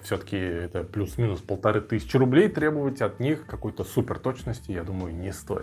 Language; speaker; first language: Russian; native; Russian